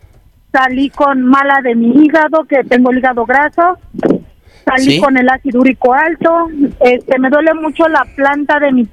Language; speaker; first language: Spanish; native; Spanish